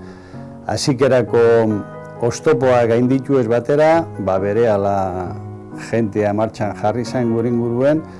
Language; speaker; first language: Basque; native; Basque